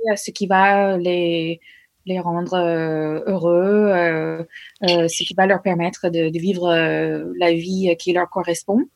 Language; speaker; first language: French; non-native, fluent; English